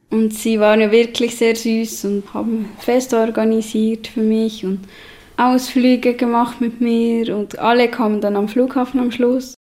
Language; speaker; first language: German; native; German